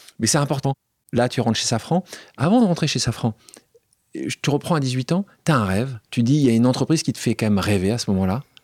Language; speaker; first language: French; native; French